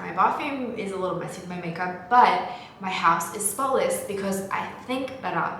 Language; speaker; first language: English; native; English